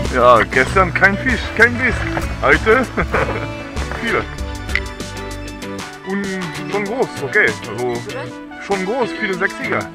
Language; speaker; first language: German; non-native, fluent; French